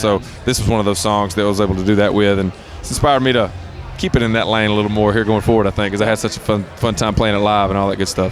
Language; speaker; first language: English; native; English